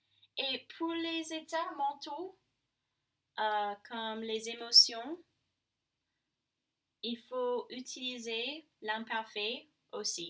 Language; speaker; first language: French; non-native, learner; English